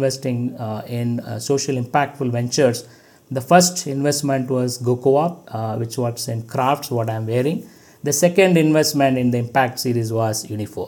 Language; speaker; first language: English; non-native, local second language; Tamil